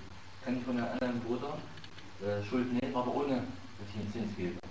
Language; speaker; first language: German; non-native, learner; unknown